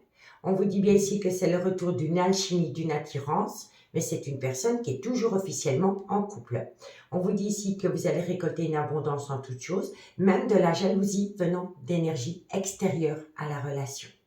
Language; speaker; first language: French; native; French